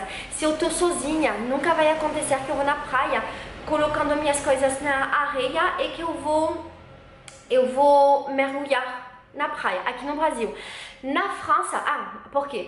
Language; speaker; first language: Portuguese; non-native, learner; French